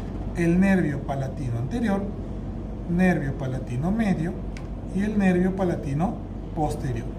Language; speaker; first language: Spanish; native; Spanish